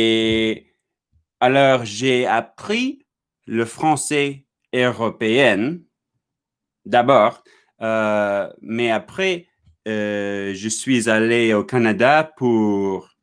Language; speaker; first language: French; non-native, learner; English